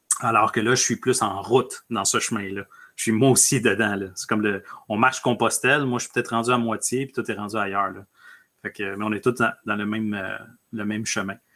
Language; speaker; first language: French; early bilingual, other home language; Spanish